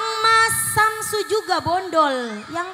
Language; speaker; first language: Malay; non-native, local second language; Javanese